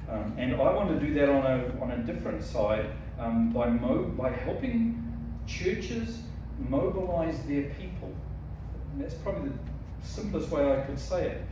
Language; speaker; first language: English; native; English